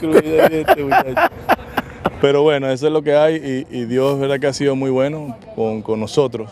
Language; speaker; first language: Spanish; native; Spanish